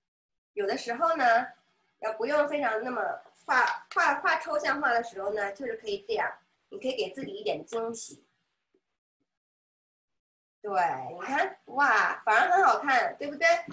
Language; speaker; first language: Chinese; native; Chinese